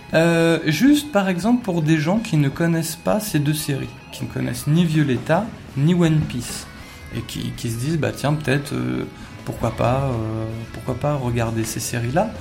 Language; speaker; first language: French; native; French